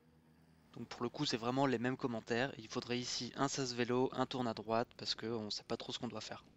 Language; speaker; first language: French; native; French